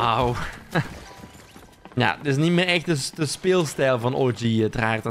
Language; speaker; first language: Dutch; native; Dutch